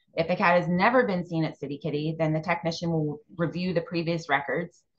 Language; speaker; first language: English; native; English